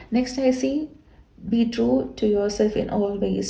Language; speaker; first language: English; non-native, local second language; Malayalam